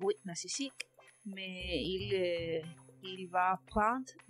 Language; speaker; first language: French; non-native, learner; Spanish